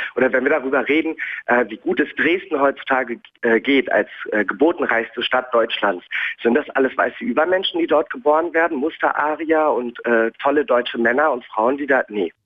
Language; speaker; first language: German; native; German